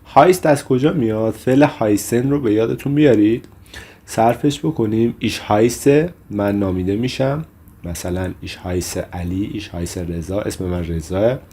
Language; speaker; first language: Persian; native; Persian